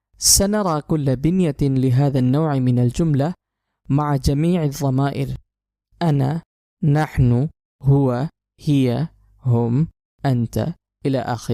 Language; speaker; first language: Arabic; non-native, fluent; Urdu